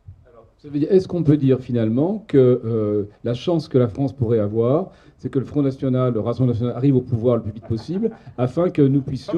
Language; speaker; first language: French; native; French